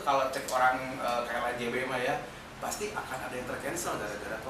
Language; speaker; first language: Indonesian; native; Indonesian